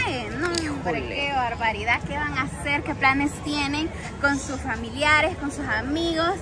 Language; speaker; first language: Spanish; native; Spanish